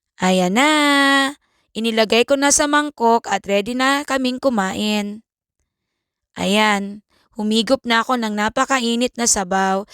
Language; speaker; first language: Filipino; native; Filipino